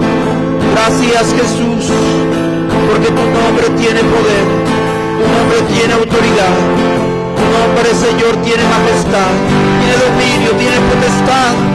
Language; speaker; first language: Spanish; native; Spanish